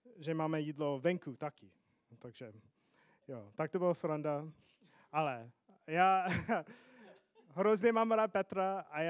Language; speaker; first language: Czech; non-native, fluent; English